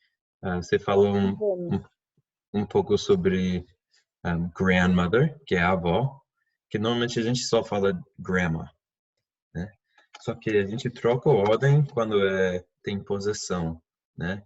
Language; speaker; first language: Portuguese; non-native, fluent; English